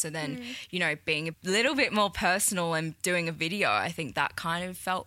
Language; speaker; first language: English; native; English